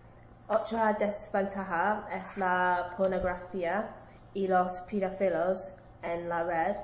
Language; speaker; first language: Spanish; non-native, learner; English